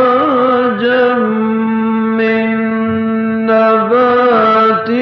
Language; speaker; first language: Arabic; native; Arabic